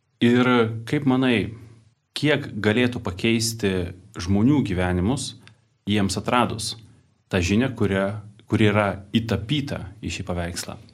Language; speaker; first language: Lithuanian; native; Lithuanian